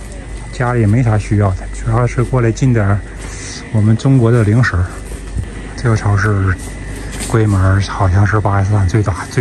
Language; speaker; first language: Chinese; native; Chinese